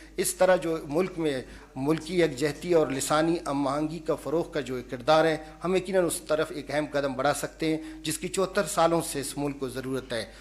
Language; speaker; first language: Urdu; non-native, local second language; Baluchi